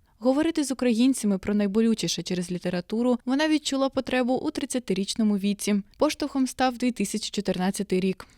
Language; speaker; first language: Ukrainian; native; Ukrainian